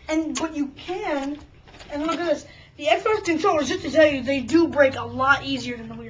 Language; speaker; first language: English; native; English